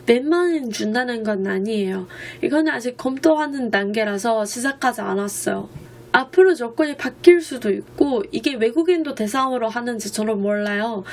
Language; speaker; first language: Korean; non-native, fluent; Japanese